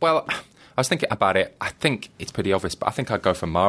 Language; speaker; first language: English; native; English